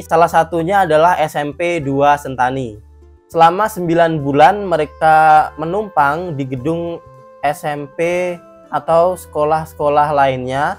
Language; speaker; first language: Indonesian; native; Indonesian